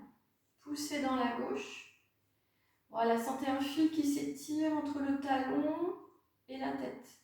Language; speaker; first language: French; native; French